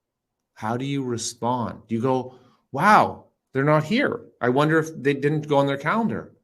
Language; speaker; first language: English; native; English